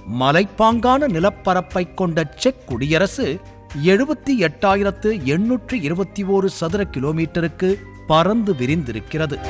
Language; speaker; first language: Tamil; native; Tamil